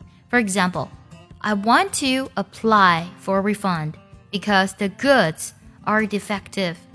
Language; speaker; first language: English; non-native, fluent; Chinese